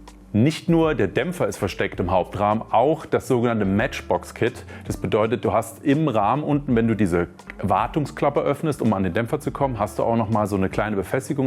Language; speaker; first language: German; native; German